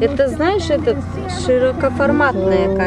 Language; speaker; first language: Russian; native; Russian